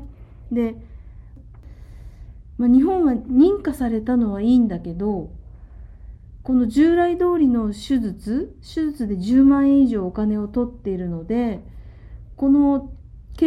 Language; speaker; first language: Japanese; native; Japanese